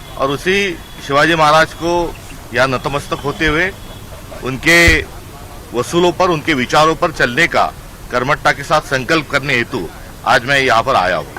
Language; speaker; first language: Hindi; non-native, local second language; Marathi